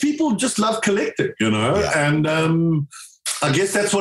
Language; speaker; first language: English; native; English